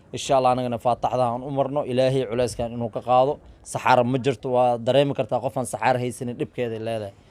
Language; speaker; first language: Somali; native; Somali